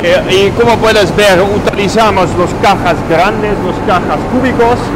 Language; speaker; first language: Spanish; non-native, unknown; Dutch